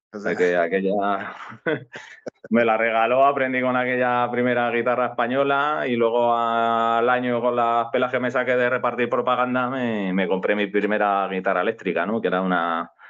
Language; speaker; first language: Spanish; native; Spanish